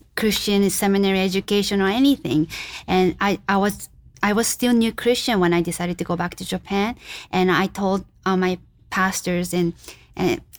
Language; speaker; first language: English; non-native, fluent; Japanese